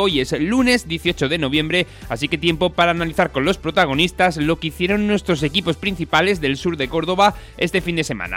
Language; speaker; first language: Spanish; native; Spanish